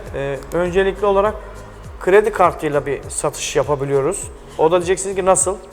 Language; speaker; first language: Turkish; native; Turkish